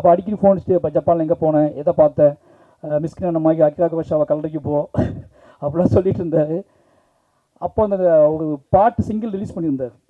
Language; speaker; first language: Tamil; native; Tamil